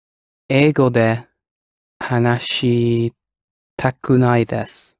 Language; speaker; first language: Japanese; non-native, learner; English